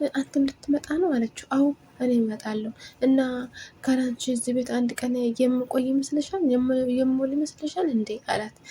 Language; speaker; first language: Amharic; non-native, local second language; Tigrinya